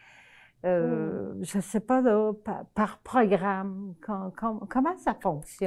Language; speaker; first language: French; native; French